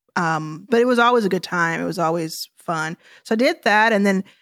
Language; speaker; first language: English; native; English